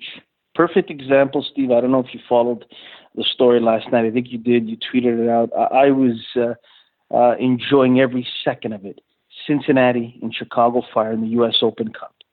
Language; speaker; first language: English; native; English